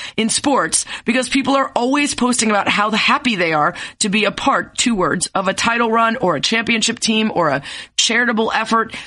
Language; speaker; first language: English; native; English